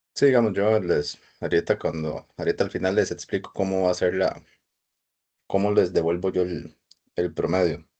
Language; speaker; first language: Spanish; native; Spanish